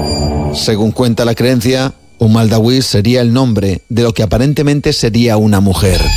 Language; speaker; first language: Spanish; native; Spanish